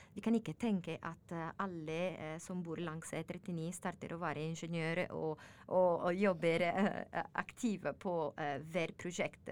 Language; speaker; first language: Norwegian; non-native, learner; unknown